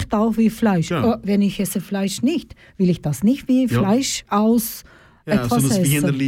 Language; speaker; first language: German; non-native, learner; Turkish